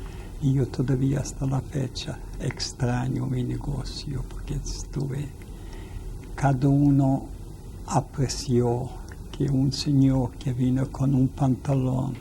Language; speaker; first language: Spanish; non-native, fluent; Yiddish